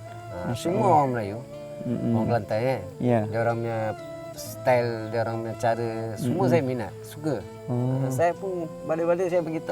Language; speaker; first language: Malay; non-native, local second language; Tamil